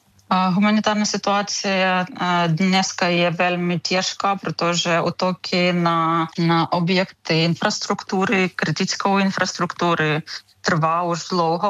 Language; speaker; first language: Czech; non-native, fluent; Ukrainian